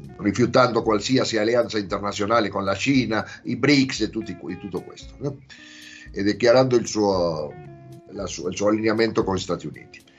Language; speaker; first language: Italian; non-native, fluent; Portuguese